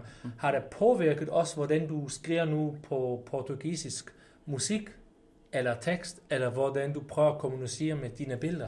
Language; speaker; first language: Danish; non-native, fluent; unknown